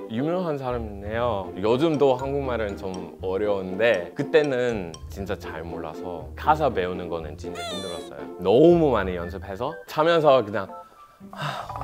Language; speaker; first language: Korean; non-native, fluent; English